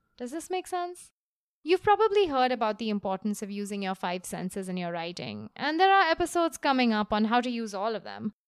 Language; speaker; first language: English; non-native, local second language; Hindi